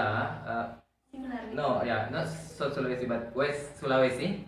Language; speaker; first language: English; non-native, learner; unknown